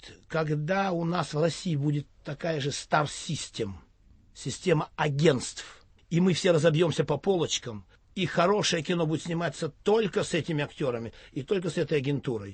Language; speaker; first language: Russian; native; Russian